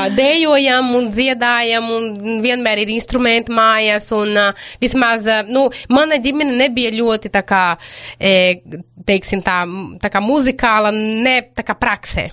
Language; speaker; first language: Latvian; non-native, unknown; Portuguese